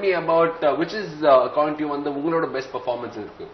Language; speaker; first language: Tamil; native; Tamil